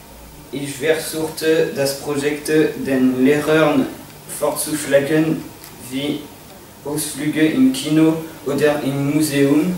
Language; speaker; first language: German; non-native, learner; French